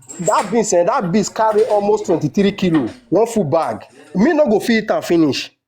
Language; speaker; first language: Nigerian Pidgin; non-native, local second language; Esan